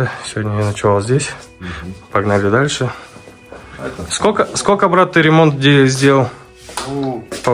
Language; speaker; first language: Russian; native; Russian